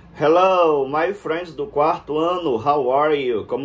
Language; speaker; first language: English; non-native, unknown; Portuguese